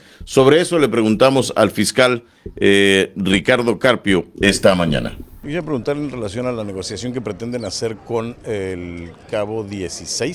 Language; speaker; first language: Spanish; native; Spanish